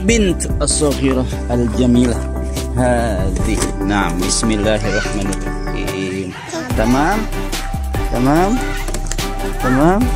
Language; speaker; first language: Arabic; non-native, fluent; Indonesian